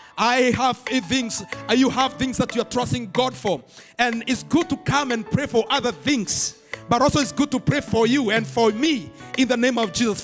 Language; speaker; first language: English; non-native, local second language; Swahili